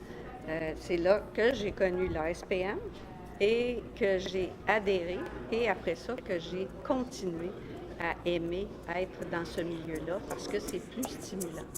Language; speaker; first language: French; native; French